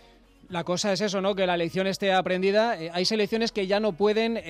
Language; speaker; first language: Spanish; native; Spanish